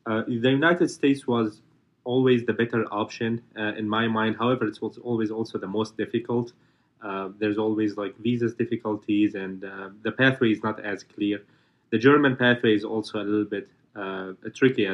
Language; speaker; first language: English; non-native, fluent; Arabic